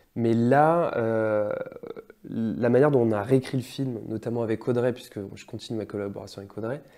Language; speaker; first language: French; native; French